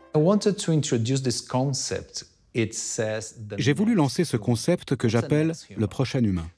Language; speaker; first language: French; non-native, fluent; Portuguese